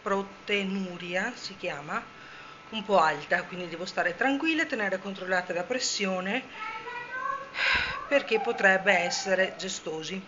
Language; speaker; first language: Italian; native; Italian